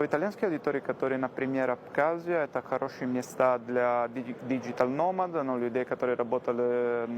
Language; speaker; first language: Russian; non-native, learner; Italian